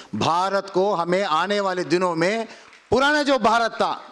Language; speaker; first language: Hindi; non-native, local second language; Telugu